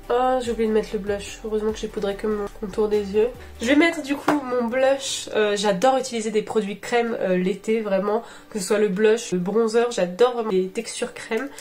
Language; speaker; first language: French; early bilingual, other home language; Portuguese